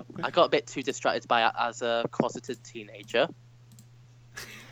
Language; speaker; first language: English; native; English